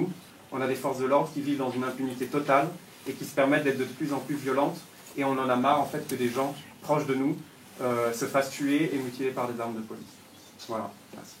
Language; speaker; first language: French; native; French